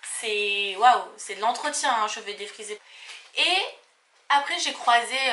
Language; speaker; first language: French; native; French